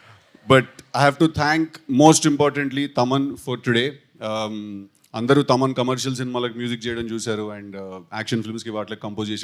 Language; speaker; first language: Telugu; native; Telugu